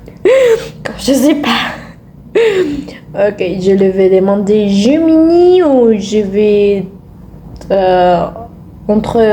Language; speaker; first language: French; non-native, learner; Spanish